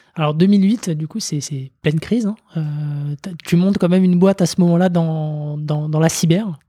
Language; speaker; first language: French; native; French